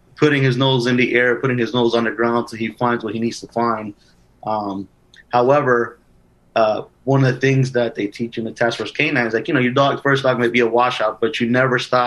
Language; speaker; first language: English; native; English